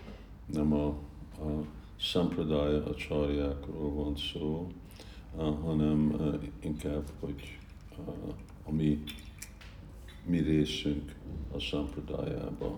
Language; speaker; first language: Hungarian; early bilingual, heritage; Hungarian